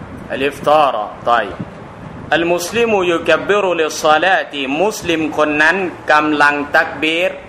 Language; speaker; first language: Arabic; non-native, fluent; Thai